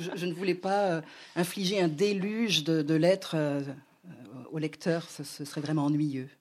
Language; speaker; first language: French; native; French